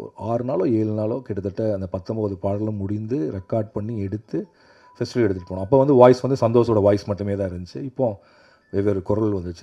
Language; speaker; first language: Tamil; native; Tamil